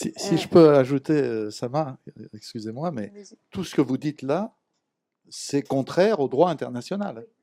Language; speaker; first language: French; native; French